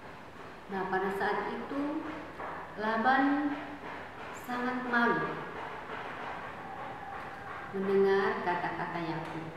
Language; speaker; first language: Indonesian; native; Indonesian